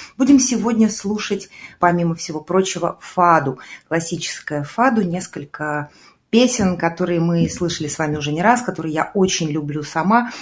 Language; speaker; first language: Russian; native; Russian